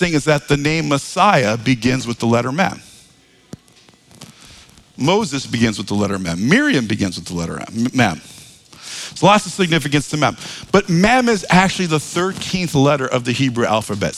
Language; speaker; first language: English; native; English